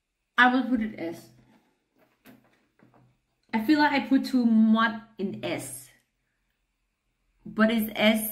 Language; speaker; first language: English; non-native, learner; Thai